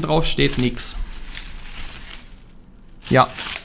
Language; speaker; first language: German; native; German